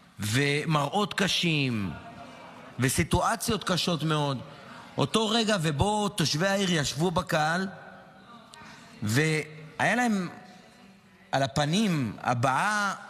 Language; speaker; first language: Hebrew; native; Hebrew